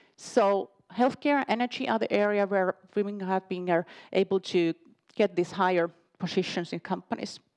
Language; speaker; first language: English; non-native, fluent; Finnish